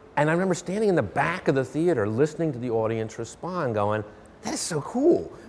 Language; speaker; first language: English; native; English